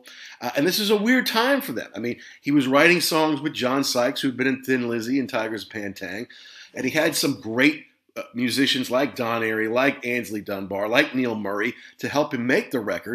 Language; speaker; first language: English; native; English